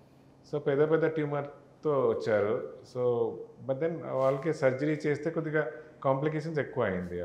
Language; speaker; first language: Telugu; non-native, learner; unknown